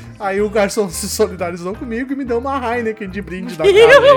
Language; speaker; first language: Portuguese; native; Portuguese